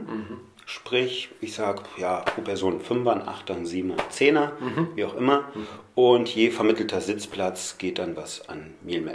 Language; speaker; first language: German; native; German